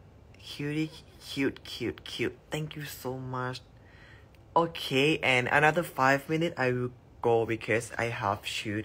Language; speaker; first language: English; non-native, learner; Thai